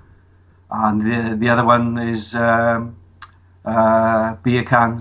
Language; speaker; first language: English; native; English